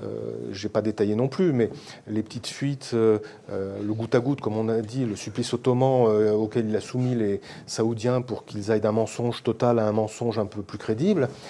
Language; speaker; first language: French; native; French